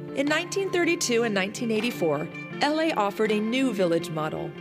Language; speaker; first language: English; native; English